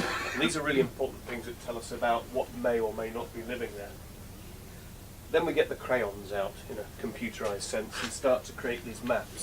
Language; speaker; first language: English; native; English